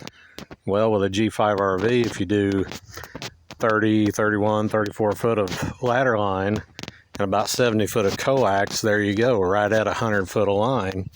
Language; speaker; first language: English; native; English